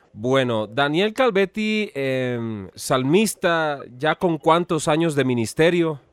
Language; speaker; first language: Spanish; native; Spanish